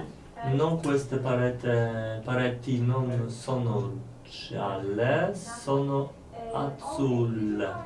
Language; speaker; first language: Italian; non-native, learner; Polish